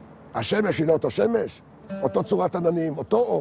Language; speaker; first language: Hebrew; native; Hebrew